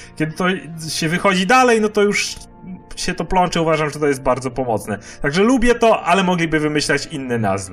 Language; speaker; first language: Polish; native; Polish